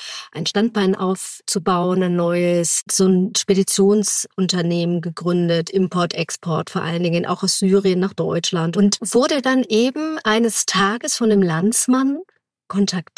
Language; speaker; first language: German; native; German